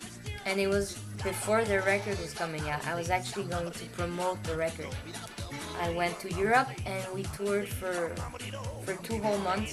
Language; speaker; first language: English; non-native, fluent; French